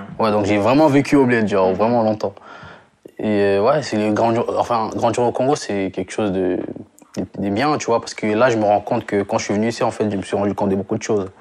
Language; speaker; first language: French; non-native, local second language; Lingala